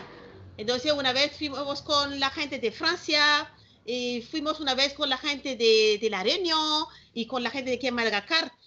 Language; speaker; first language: Spanish; non-native, learner; Malagasy